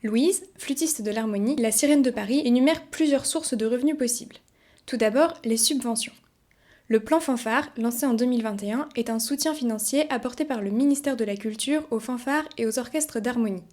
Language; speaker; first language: French; native; French